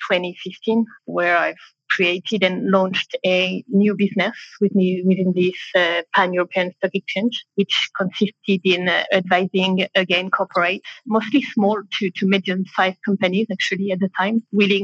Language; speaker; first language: English; non-native, fluent; French